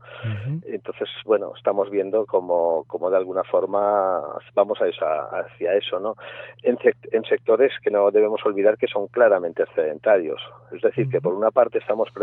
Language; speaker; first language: Spanish; native; Spanish